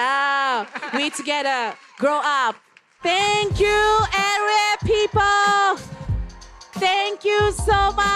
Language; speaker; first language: English; non-native, learner; Japanese